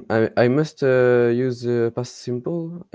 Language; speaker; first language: English; non-native, learner; French